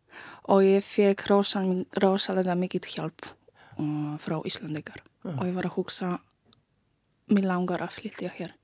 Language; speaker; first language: Icelandic; non-native, learner; Polish